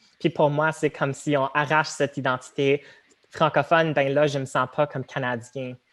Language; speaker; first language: French; non-native, local second language; Tamil